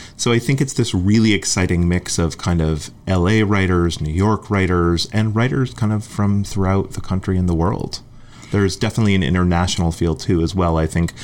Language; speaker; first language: English; native; English